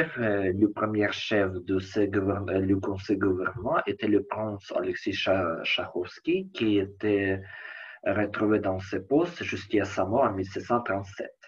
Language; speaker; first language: French; non-native, learner; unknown